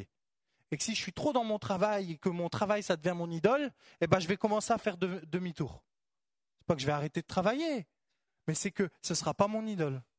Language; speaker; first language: French; native; French